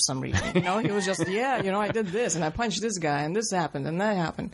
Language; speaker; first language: English; non-native, fluent; Russian